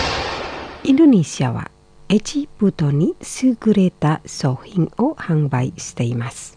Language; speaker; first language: Japanese; non-native, fluent; Indonesian